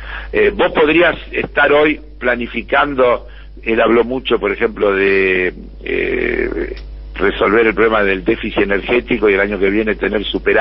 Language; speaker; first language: Spanish; native; Spanish